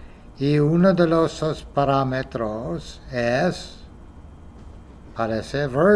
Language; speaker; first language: Spanish; non-native, fluent; English